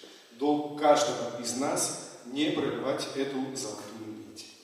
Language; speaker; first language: Russian; native; Russian